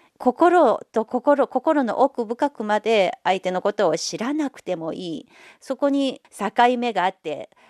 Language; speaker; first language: Japanese; non-native, fluent; Chinese